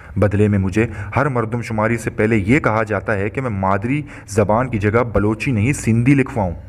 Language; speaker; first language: Urdu; non-native, local second language; Baluchi